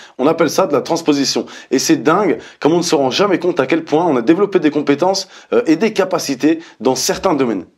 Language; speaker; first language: French; native; French